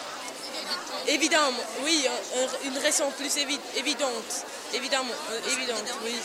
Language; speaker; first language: French; non-native, local second language; German